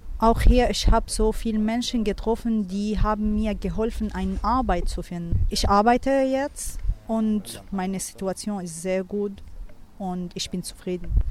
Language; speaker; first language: German; non-native, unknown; Arabic